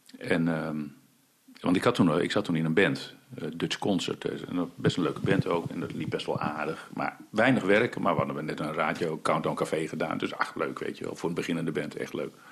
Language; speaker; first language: Dutch; early bilingual, other home language; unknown